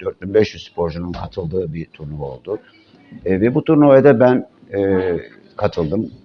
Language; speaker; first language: Turkish; native; Turkish